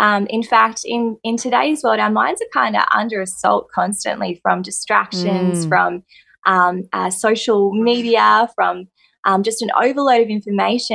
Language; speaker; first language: English; native; English